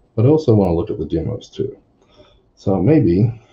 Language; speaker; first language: English; native; English